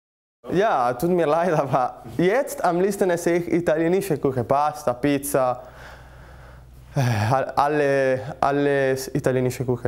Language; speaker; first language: German; non-native, learner; Italian